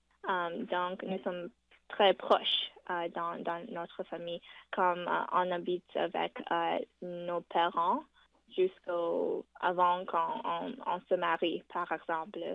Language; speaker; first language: French; non-native, fluent; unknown